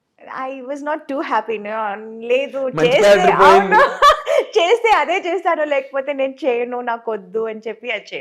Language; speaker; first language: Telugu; non-native, local second language; Tamil